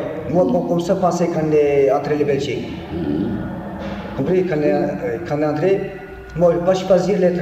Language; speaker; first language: French; non-native, learner; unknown